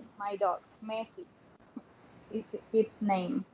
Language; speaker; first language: English; non-native, learner; Spanish